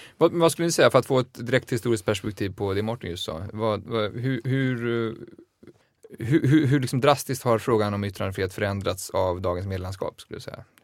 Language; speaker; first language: Swedish; native; Swedish